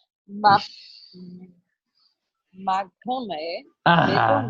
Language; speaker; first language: French; non-native, learner; Portuguese